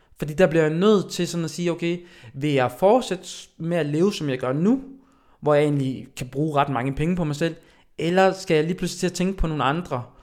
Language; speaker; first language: Danish; early bilingual, other home language; Haitian Creole